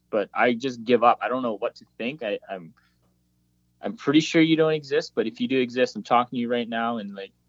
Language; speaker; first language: English; native; English